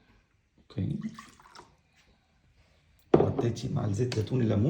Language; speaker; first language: Arabic; native; Arabic